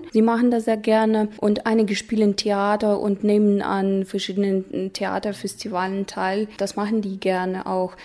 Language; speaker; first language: German; non-native, fluent; Russian